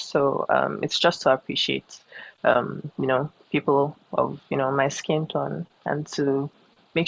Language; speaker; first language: English; non-native, local second language; Yoruba